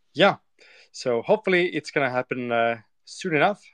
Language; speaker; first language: English; non-native, fluent; Estonian